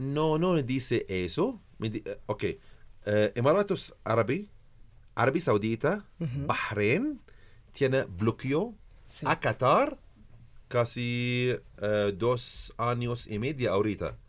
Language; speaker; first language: Spanish; non-native, learner; Arabic